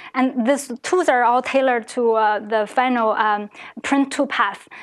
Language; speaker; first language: English; non-native, fluent; Chinese